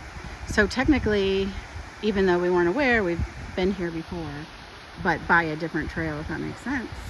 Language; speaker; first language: English; native; English